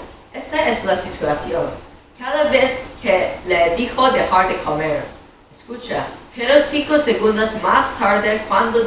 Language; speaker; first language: Spanish; non-native, learner; English